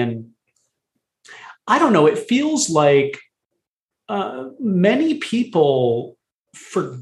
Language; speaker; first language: English; native; English